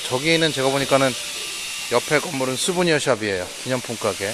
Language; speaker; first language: Korean; native; Korean